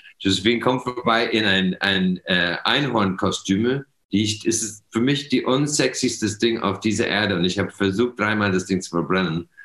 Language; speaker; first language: German; non-native, fluent; English